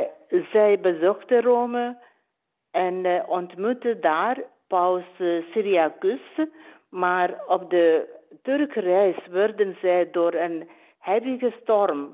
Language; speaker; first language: Dutch; non-native, learner; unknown